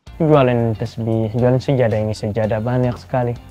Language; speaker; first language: Indonesian; non-native, learner; Arabic